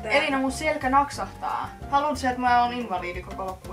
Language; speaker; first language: Finnish; native; Finnish